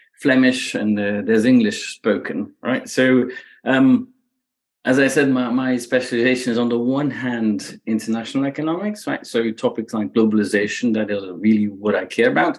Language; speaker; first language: English; non-native, fluent; Dutch